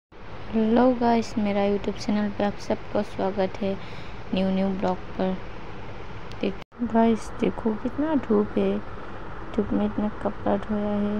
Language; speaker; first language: Hindi; non-native, local second language; Assamese